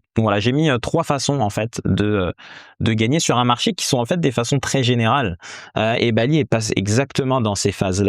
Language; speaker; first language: French; native; French